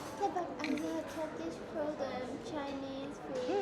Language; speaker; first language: English; non-native, learner; Japanese